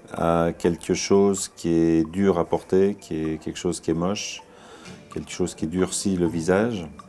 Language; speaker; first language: French; early bilingual, other home language; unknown